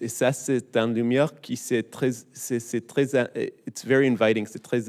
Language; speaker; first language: French; non-native, learner; English